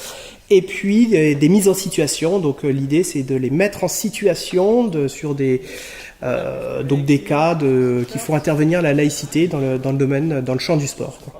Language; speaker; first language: French; native; French